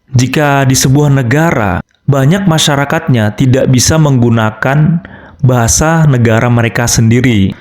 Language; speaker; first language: Indonesian; native; Indonesian